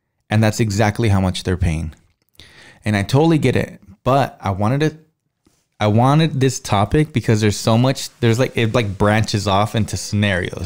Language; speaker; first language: English; early bilingual, other home language; Spanish